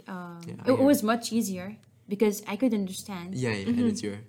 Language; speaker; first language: English; non-native, fluent; Arabic